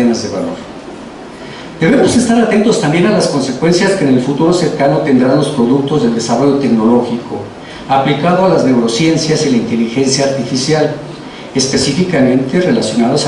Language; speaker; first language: Spanish; native; Spanish